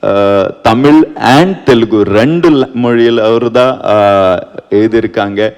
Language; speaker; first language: Tamil; non-native, learner; Kannada